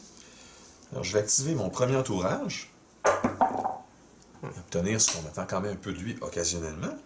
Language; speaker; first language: French; native; French